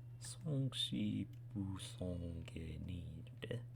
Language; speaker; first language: Chinese; non-native, learner; English